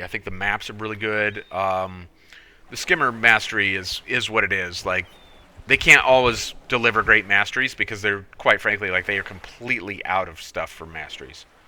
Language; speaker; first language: English; native; English